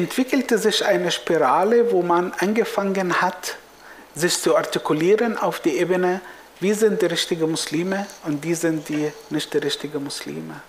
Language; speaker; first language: German; non-native, fluent; Arabic